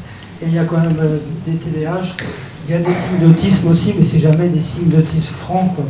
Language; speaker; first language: French; native; French